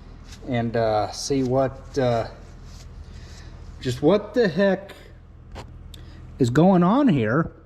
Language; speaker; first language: English; native; English